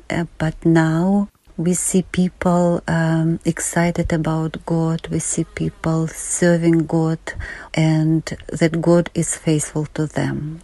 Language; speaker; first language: English; non-native, fluent; Russian